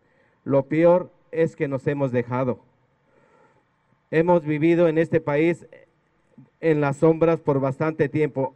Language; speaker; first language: Spanish; native; Spanish